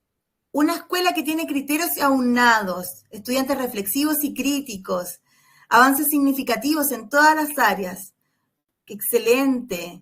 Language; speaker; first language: Spanish; native; Spanish